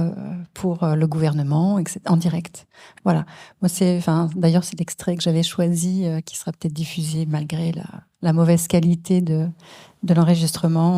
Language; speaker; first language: French; native; French